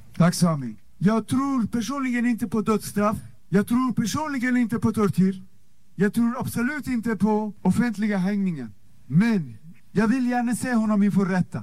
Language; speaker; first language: Swedish; non-native, fluent; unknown